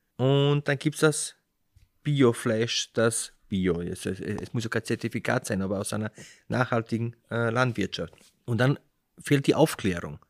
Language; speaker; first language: German; early bilingual, other home language; Slovenian